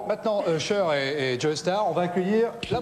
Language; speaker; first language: French; native; French